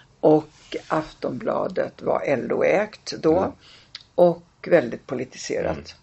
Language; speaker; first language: Swedish; early bilingual, other home language; Italian